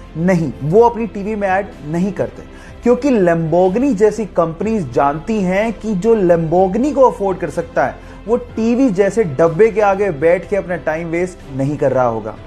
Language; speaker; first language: Hindi; native; Hindi